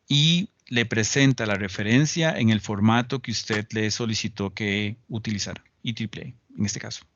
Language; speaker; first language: Spanish; native; Spanish